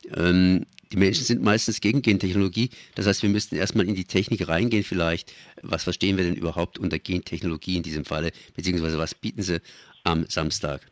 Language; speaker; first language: German; native; German